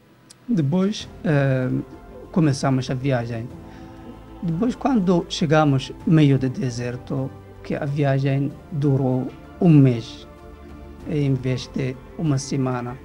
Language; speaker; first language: Portuguese; non-native, learner; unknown